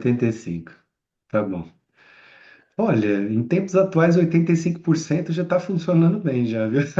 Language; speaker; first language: Portuguese; native; Portuguese